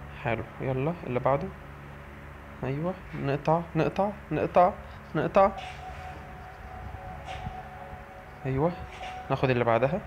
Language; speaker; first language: Arabic; native; Arabic